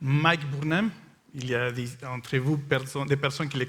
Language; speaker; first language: French; non-native, fluent; Spanish